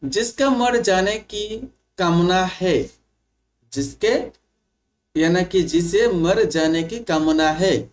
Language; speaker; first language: Hindi; non-native, local second language; Bangla